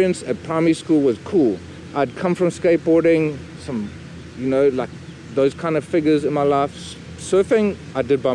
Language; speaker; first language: English; native; English